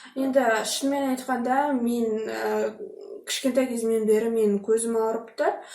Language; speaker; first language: Kazakh; non-native, local second language; Russian